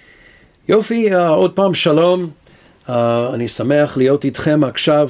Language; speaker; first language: Hebrew; non-native, fluent; English